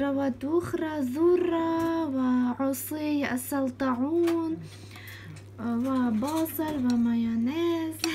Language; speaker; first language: Arabic; non-native, fluent; Ukrainian